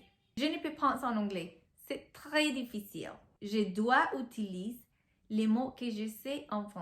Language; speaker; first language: French; non-native, learner; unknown